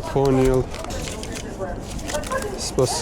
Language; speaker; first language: Russian; non-native, learner; Arabic